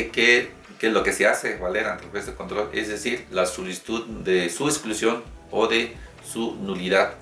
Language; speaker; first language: Spanish; native; Spanish